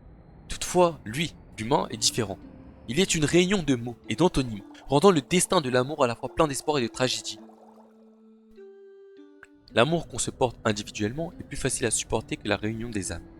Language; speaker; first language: French; native; French